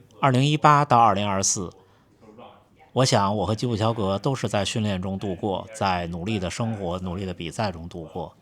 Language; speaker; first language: Chinese; native; Chinese